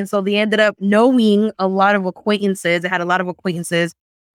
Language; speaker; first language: English; native; English